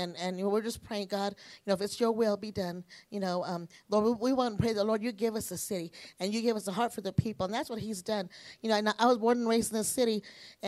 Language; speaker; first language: English; native; English